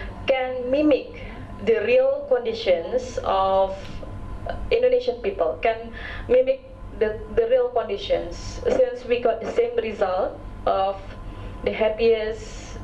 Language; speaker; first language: English; non-native, local second language; Indonesian